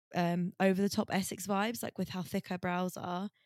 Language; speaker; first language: English; native; English